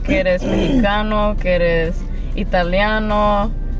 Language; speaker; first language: Spanish; early bilingual, heritage; Spanish